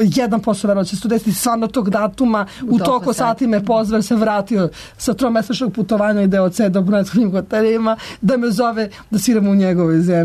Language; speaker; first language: Serbian; native; Serbian